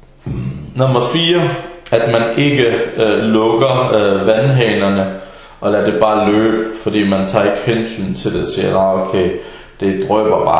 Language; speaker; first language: Danish; early bilingual, other home language; Arabic